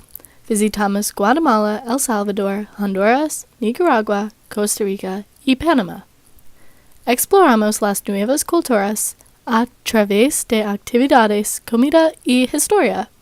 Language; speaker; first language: Spanish; non-native, learner; English